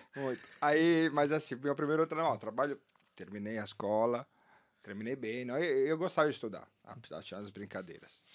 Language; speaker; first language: Portuguese; non-native, fluent; Italian